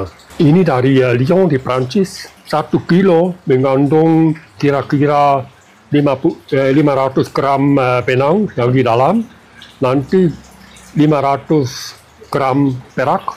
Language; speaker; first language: Indonesian; non-native, fluent; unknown